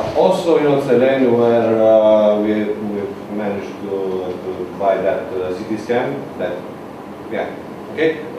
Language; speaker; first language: English; non-native, learner; Romanian